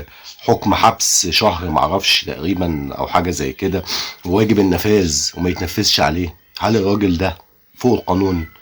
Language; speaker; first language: Arabic; native; Arabic